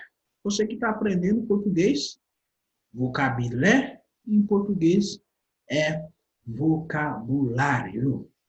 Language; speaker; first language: Portuguese; non-native, fluent; Haitian Creole